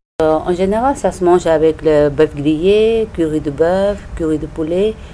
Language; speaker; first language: French; non-native, learner; Tibetan